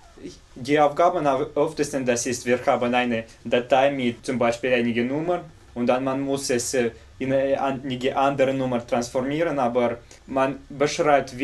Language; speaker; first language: German; non-native, fluent; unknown